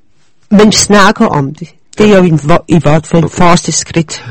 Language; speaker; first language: Danish; early bilingual, other home language; Polish